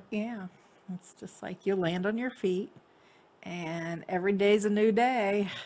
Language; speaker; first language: English; native; English